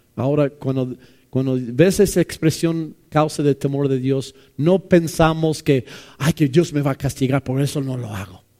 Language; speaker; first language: Spanish; non-native, fluent; English